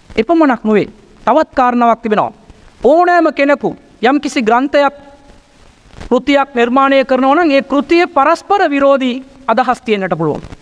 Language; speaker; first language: Sinhala; non-native, local second language; Tamil